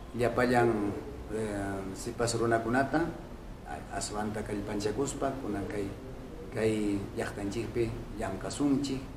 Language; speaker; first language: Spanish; non-native, local second language; Quechua